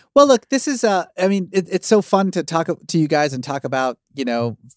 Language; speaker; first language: English; native; English